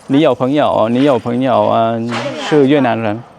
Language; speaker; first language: Chinese; non-native, learner; Vietnamese